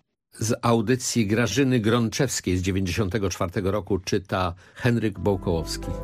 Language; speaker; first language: Polish; native; Polish